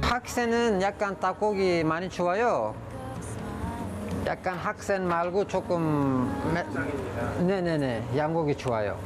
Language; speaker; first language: Korean; non-native, learner; Turkish